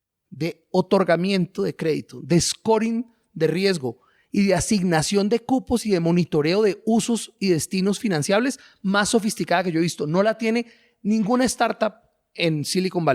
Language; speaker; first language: Spanish; native; Spanish